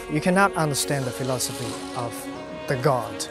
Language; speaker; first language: English; non-native, learner; Chinese